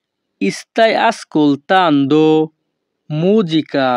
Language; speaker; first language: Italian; non-native, learner; Bangla